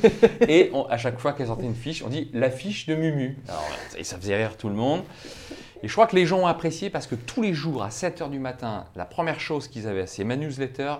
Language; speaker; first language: French; native; French